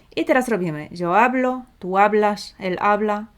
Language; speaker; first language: Spanish; non-native, fluent; Polish